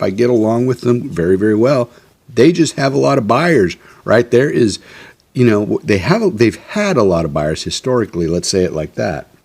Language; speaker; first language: English; native; English